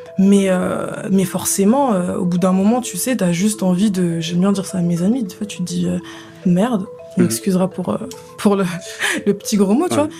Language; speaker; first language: French; native; French